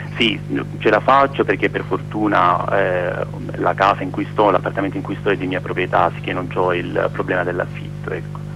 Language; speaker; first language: Italian; native; Italian